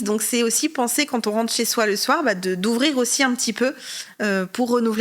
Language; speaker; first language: French; native; French